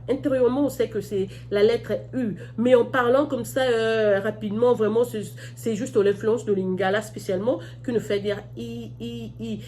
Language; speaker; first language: French; non-native, local second language; Lingala